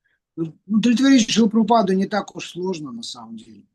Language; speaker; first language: Russian; native; Russian